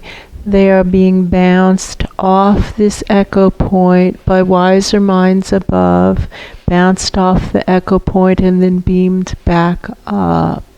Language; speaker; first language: English; native; English